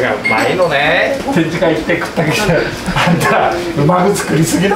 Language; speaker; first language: Japanese; native; Japanese